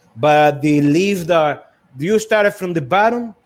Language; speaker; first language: English; non-native, fluent; Spanish